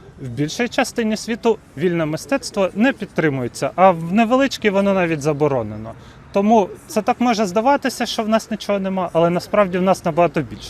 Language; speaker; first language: Ukrainian; native; Ukrainian